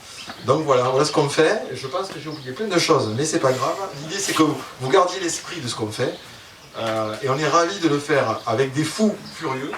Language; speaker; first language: French; native; French